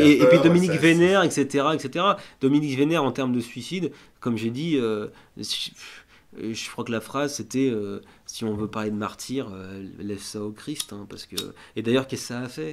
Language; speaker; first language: French; native; French